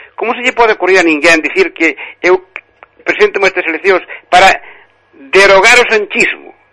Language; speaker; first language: Galician; native; Galician